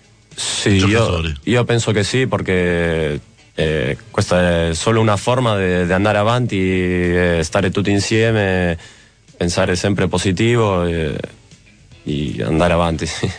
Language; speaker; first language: Italian; non-native, fluent; Spanish